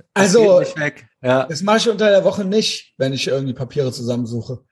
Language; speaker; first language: German; native; German